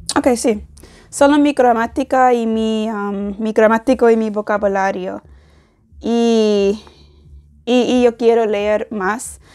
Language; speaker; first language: Spanish; non-native, learner; English